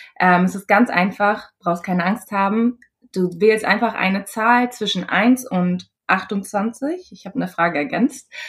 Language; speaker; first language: German; native; German